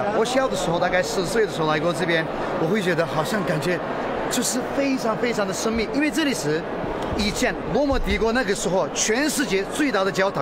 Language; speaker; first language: Chinese; non-native, fluent; Turkish